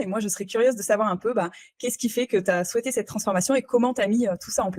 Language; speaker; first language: French; native; French